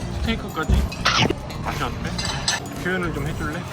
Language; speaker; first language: Korean; native; Korean